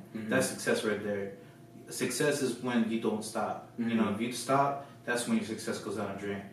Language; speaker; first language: English; early bilingual, other home language; Filipino